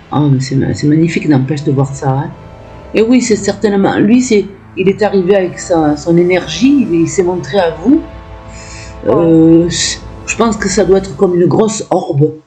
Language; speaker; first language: French; native; French